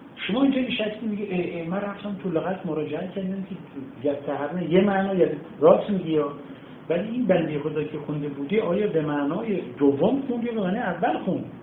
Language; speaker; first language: Persian; native; Persian